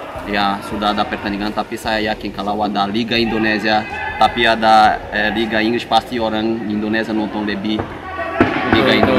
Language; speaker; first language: Indonesian; non-native, fluent; Portuguese